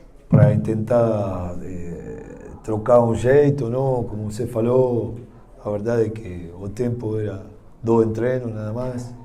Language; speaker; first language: Portuguese; non-native, learner; Spanish